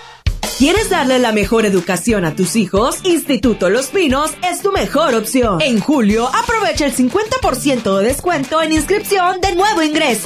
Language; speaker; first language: Spanish; native; Spanish